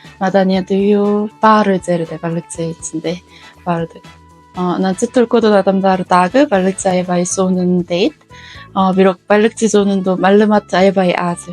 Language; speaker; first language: Kyrgyz; non-native, learner; Korean